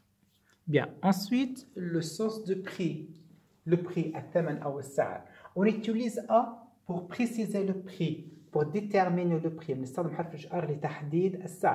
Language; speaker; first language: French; non-native, fluent; Arabic